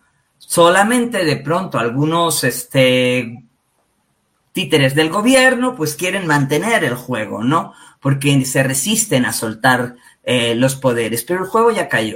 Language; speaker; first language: Spanish; native; Spanish